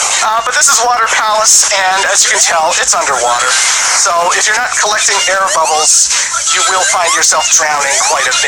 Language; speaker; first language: English; native; English